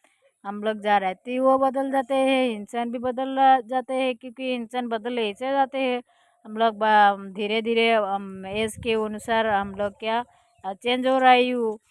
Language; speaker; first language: Hindi; non-native, fluent; Bangla